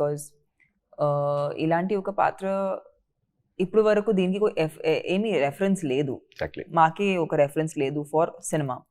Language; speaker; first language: Telugu; non-native, fluent; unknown